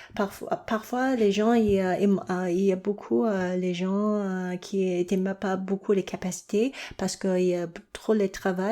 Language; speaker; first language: French; non-native, local second language; English